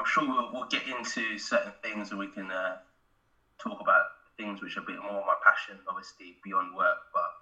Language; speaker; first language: English; native; English